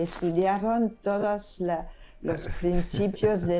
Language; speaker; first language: Spanish; non-native, fluent; French